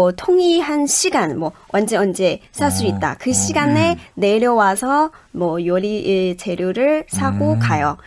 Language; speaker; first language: Korean; non-native, fluent; Chinese